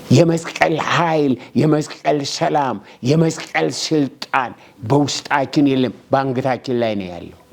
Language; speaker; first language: Amharic; non-native, local second language; Oromo